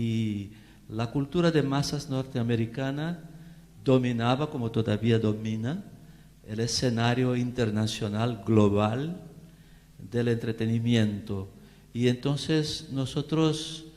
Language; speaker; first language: Spanish; non-native, fluent; Portuguese